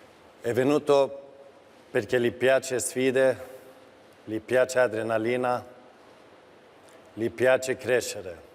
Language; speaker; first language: Italian; non-native, fluent; Swedish